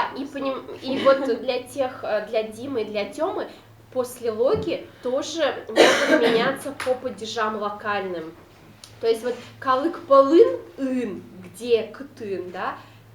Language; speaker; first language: Russian; non-native, local second language; Udmurt